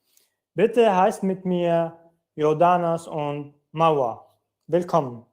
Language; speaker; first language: German; non-native, fluent; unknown